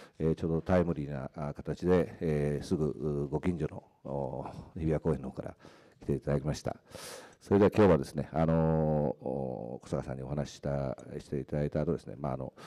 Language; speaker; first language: Japanese; native; Japanese